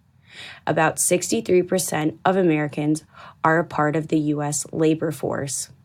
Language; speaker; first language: English; native; English